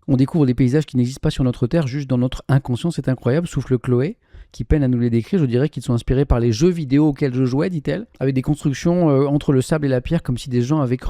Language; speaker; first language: French; native; French